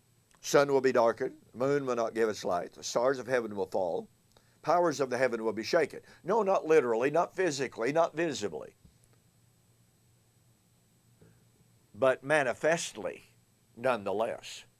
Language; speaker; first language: English; native; English